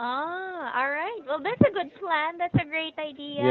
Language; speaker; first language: English; non-native, fluent; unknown